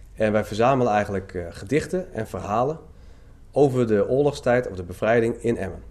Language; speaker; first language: Dutch; native; Dutch